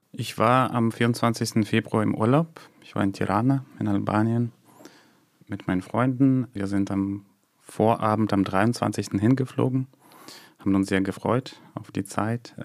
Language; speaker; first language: German; non-native, fluent; Russian